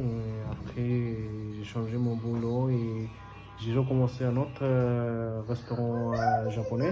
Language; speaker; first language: French; non-native, learner; Bangla